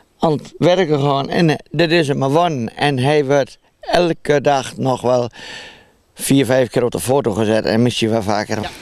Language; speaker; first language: Dutch; native; Dutch